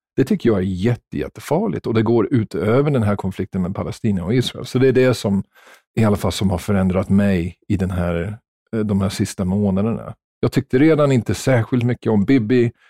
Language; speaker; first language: Swedish; non-native, fluent; English